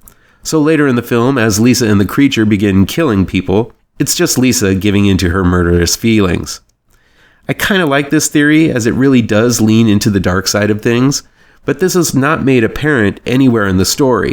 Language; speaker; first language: English; native; English